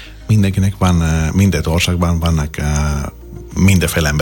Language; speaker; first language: Hungarian; non-native, learner; Greek